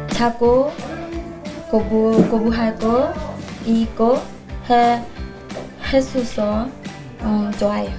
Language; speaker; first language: Korean; non-native, learner; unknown